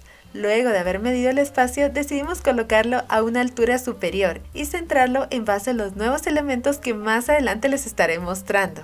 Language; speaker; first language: Spanish; native; Spanish